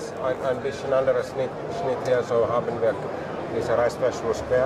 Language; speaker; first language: German; non-native, fluent; Finnish